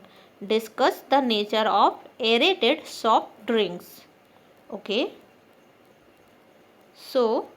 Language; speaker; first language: English; non-native, local second language; Hindi